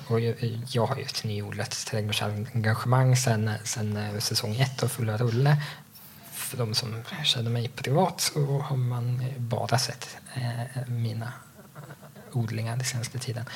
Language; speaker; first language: Swedish; native; Swedish